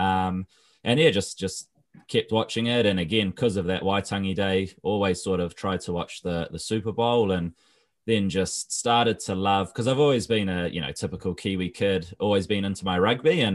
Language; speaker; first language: English; native; English